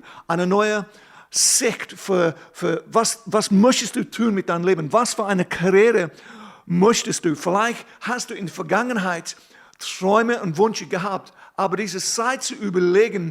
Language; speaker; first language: German; non-native, fluent; English